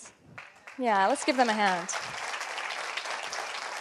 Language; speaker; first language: English; native; English